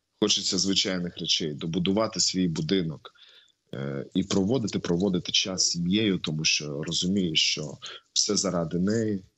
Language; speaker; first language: Ukrainian; non-native, local second language; Russian